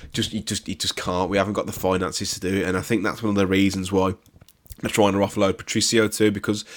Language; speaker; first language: English; native; English